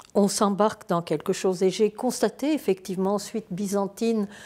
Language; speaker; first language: French; non-native, fluent; Turkish